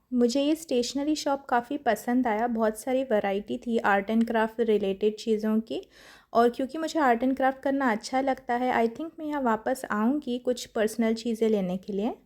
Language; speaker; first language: Hindi; non-native, local second language; Marathi